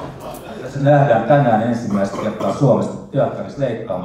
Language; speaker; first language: Finnish; native; Finnish